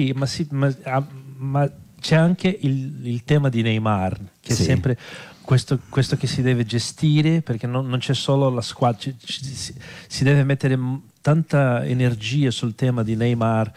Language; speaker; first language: Italian; non-native, fluent; Portuguese